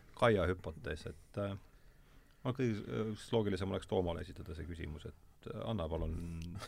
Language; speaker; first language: Estonian; native; Estonian